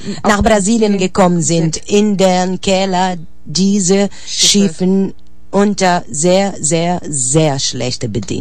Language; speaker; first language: German; non-native, fluent; Portuguese